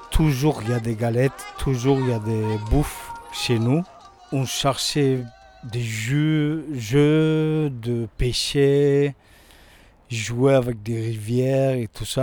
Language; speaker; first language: French; non-native, learner; Turkish